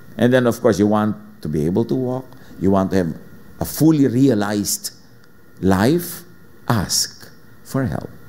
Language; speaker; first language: English; non-native, local second language; Filipino